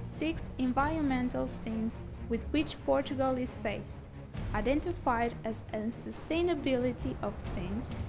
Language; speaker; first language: English; non-native, fluent; Portuguese